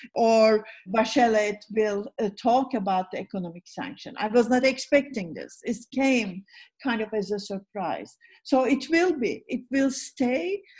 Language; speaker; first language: English; non-native, fluent; Turkish